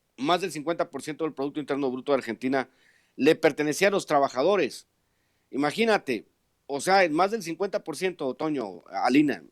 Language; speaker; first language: Spanish; native; Spanish